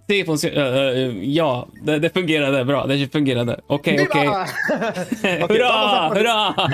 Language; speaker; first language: Swedish; non-native, learner; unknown